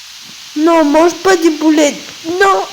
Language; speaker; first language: French; native; French